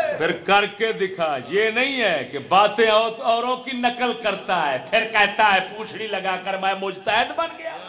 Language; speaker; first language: Urdu; native; Urdu